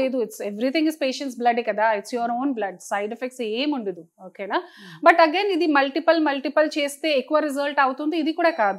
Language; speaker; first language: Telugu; non-native, fluent; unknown